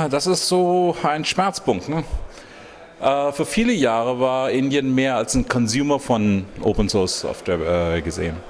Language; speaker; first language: German; non-native, fluent; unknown